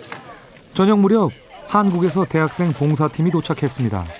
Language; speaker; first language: Korean; native; Korean